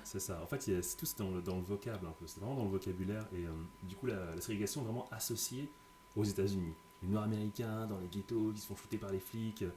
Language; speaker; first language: French; native; French